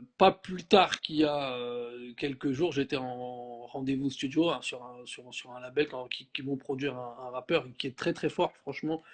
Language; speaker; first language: French; native; French